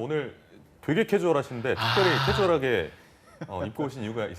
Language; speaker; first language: Korean; native; Korean